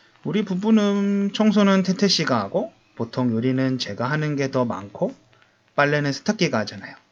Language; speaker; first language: Korean; native; Korean